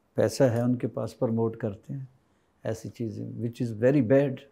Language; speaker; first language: Hindi; native; Hindi